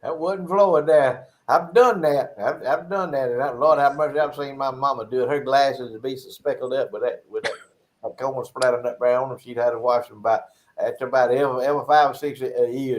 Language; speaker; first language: English; native; English